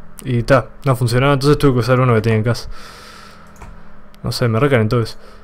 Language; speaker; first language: Spanish; native; Spanish